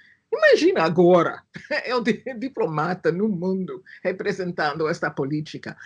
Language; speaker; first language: Portuguese; non-native, fluent; English